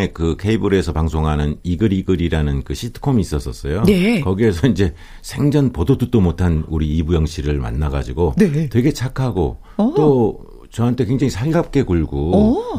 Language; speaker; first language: Korean; native; Korean